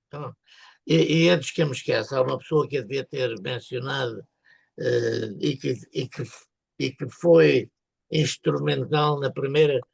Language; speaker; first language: Portuguese; native; Portuguese